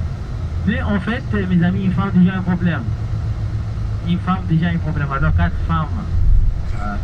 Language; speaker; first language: French; non-native, learner; Arabic